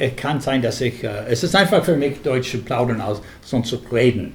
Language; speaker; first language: German; non-native, learner; English